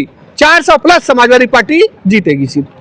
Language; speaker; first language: Hindi; native; Hindi